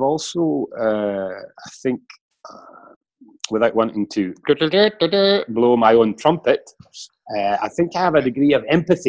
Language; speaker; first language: English; native; English